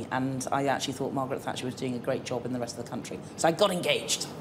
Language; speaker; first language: English; native; English